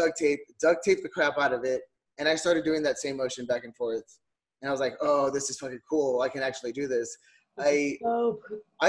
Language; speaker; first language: English; native; English